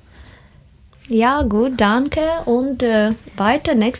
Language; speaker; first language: German; non-native, learner; Russian